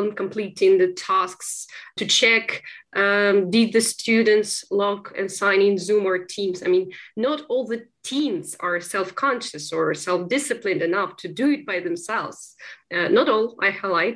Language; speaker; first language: English; non-native, fluent; Ukrainian